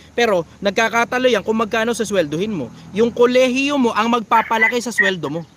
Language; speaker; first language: Filipino; native; Filipino